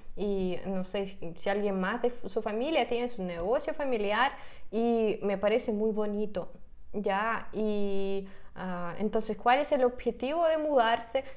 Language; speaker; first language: Spanish; non-native, fluent; Russian